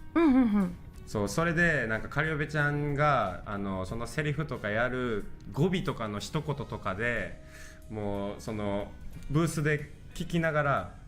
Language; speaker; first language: Japanese; native; Japanese